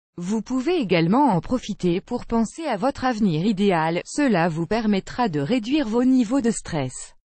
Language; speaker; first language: French; native; French